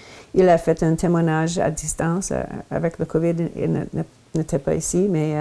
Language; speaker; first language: French; non-native, local second language; English